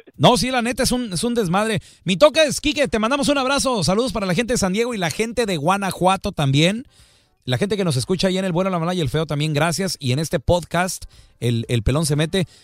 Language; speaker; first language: Spanish; native; Spanish